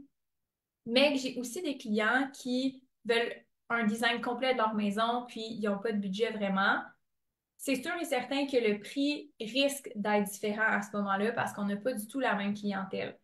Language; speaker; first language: French; native; French